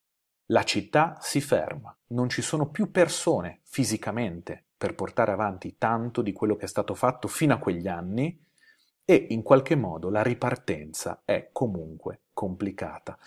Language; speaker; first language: Italian; native; Italian